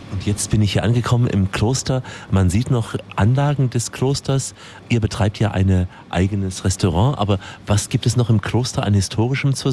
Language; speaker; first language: German; native; German